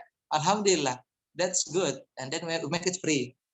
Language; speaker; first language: English; non-native, fluent; Indonesian